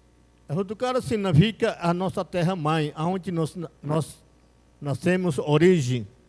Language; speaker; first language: Portuguese; non-native, local second language; Yanomámi